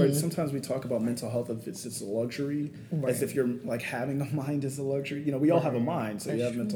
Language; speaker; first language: English; native; English